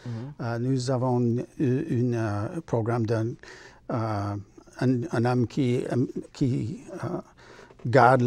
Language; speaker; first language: French; non-native, learner; English